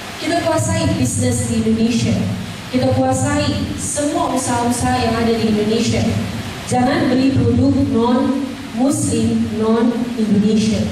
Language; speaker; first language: Indonesian; non-native, fluent; English